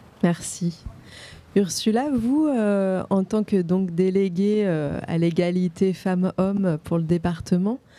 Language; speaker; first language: French; native; French